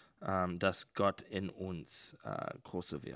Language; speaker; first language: German; non-native, learner; English